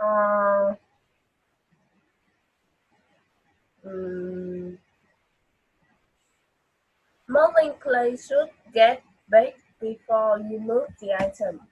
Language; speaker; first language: English; non-native, learner; Vietnamese